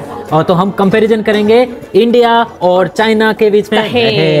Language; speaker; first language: Hindi; native; Hindi